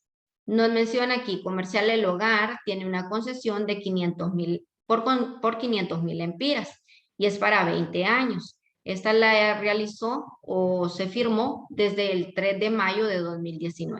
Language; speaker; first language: Spanish; native; Spanish